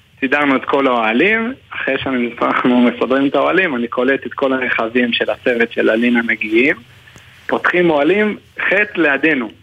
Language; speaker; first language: Hebrew; native; Hebrew